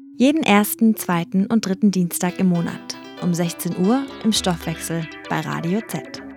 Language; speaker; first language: German; native; German